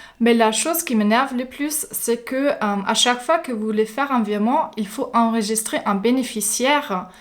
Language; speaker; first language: French; non-native, fluent; German